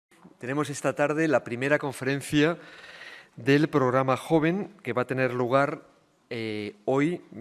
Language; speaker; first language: Spanish; native; Spanish